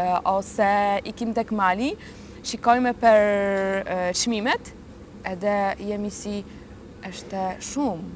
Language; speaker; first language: Albanian; non-native, learner; Polish